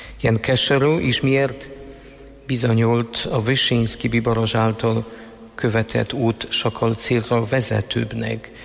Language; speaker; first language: Hungarian; non-native, fluent; Polish